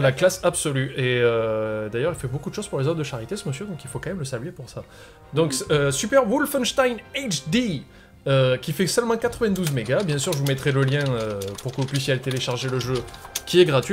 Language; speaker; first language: French; native; French